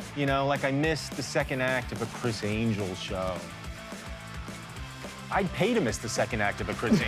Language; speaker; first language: English; native; English